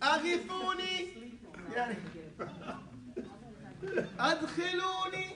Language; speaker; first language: Arabic; non-native, fluent; English